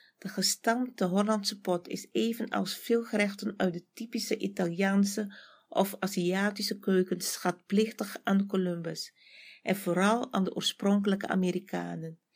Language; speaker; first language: Dutch; native; Dutch